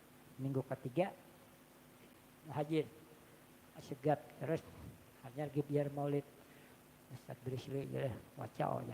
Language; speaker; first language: Indonesian; non-native, local second language; Banjar